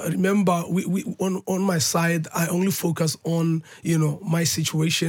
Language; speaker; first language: English; non-native, local second language; Northern Sotho